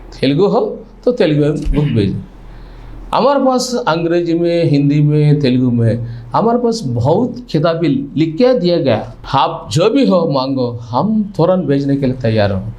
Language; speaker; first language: Hindi; non-native, local second language; Telugu